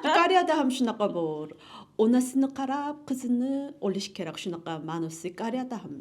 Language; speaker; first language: Uzbek; non-native, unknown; Korean